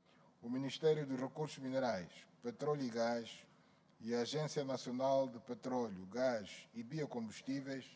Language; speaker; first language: Portuguese; native; Portuguese